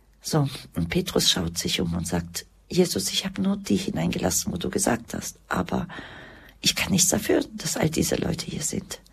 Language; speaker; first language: German; early bilingual, other home language; Croatian